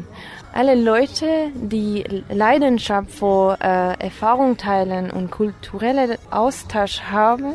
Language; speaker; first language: German; non-native, fluent; Armenian